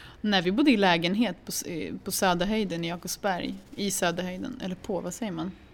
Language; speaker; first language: Swedish; early bilingual, other home language; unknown